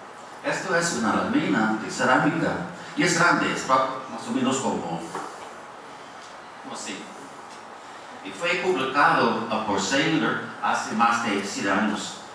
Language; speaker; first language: Spanish; non-native, fluent; English